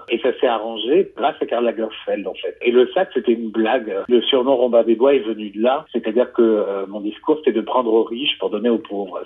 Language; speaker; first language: French; native; French